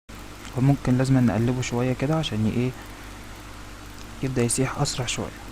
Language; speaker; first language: Arabic; native; Arabic